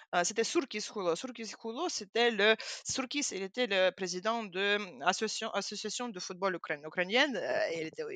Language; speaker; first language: French; non-native, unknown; Russian